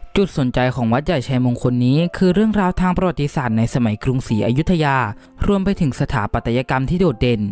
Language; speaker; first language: Thai; native; Thai